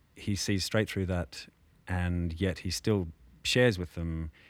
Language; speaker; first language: English; native; English